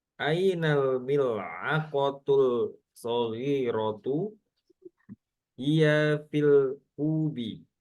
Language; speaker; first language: Arabic; non-native, learner; Indonesian